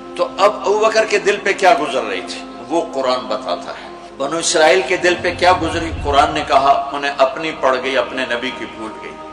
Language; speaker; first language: Urdu; non-native, local second language; Punjabi